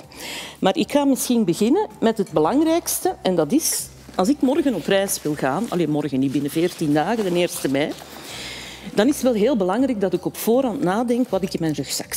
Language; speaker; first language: Dutch; native; Dutch